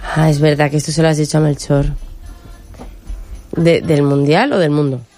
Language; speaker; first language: Spanish; native; Spanish